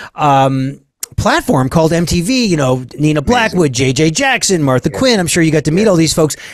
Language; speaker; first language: English; native; English